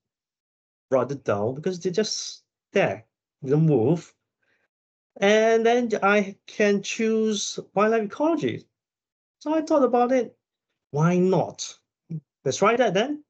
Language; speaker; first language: English; non-native, local second language; Chinese